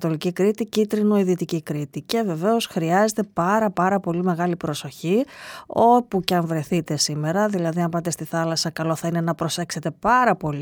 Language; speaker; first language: Greek; native; Greek